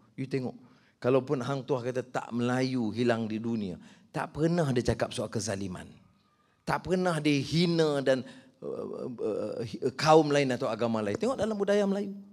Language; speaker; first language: Malay; native; Malay